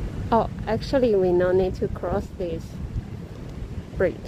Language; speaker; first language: English; non-native, learner; Chinese